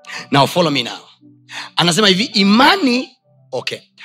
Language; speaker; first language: English; non-native, local second language; Swahili